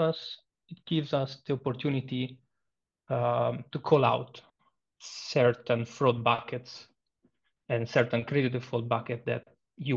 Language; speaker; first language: English; non-native, fluent; Italian